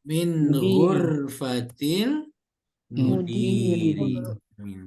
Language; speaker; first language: Arabic; non-native, fluent; Indonesian